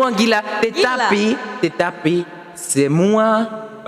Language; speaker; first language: Indonesian; non-native, learner; German